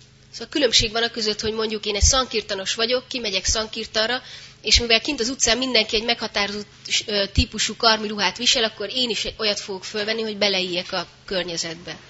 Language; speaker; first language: Hungarian; native; Hungarian